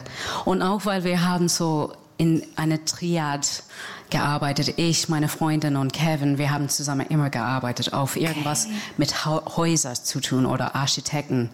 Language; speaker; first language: German; non-native, fluent; English